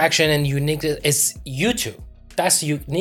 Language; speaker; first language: English; non-native, fluent; French